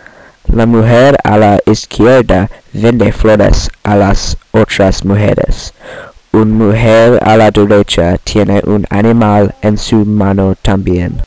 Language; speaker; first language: Spanish; non-native, learner; English